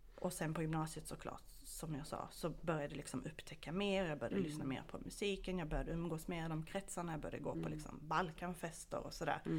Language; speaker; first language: Swedish; early bilingual, other home language; Bosnian